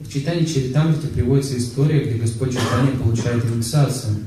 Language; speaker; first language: Russian; native; Russian